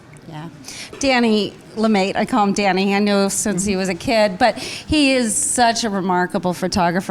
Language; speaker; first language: English; native; English